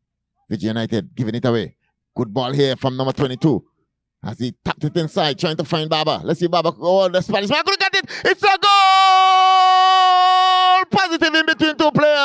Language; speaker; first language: English; native; English